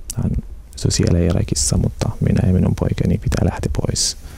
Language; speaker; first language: Finnish; non-native, learner; Arabic